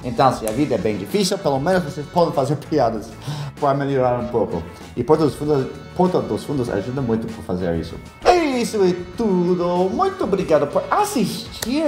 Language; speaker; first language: Portuguese; non-native, fluent; English